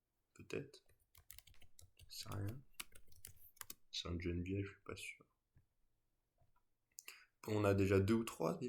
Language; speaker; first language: French; native; French